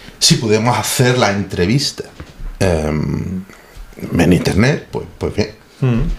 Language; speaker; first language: Spanish; native; Spanish